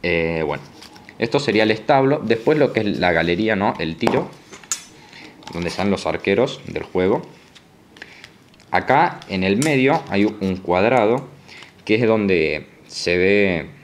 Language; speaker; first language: Spanish; native; Spanish